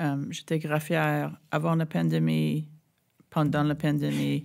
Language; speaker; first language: French; non-native, fluent; English